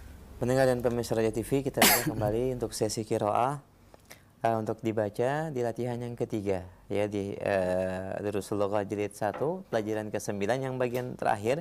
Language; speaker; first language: Indonesian; native; Indonesian